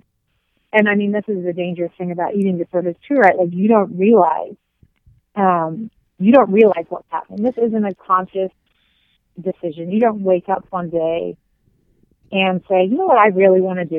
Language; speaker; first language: English; native; English